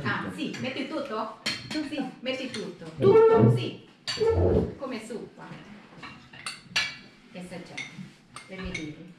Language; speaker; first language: Italian; non-native, learner; Thai